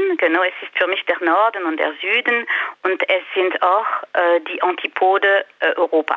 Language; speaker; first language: German; non-native, fluent; French